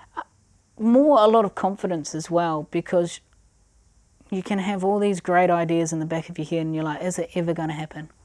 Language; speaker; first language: English; native; English